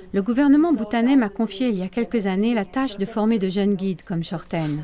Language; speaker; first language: French; native; French